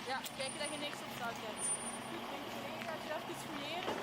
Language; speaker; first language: Dutch; native; Dutch